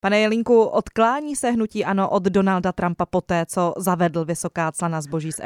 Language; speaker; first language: Czech; native; Czech